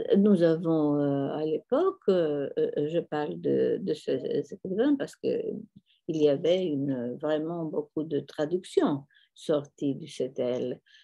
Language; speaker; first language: French; non-native, fluent; Greek